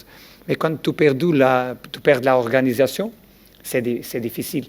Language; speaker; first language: French; non-native, learner; Portuguese